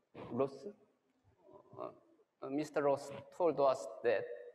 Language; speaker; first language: English; non-native, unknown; Korean